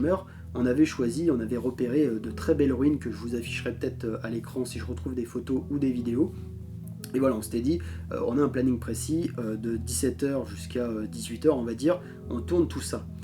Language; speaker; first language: French; native; French